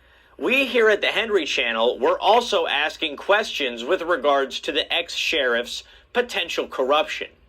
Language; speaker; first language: English; native; English